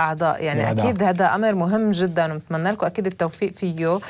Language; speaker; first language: Arabic; native; Arabic